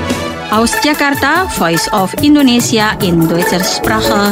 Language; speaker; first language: German; non-native, fluent; Indonesian